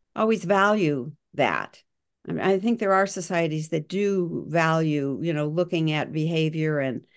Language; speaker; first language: English; native; English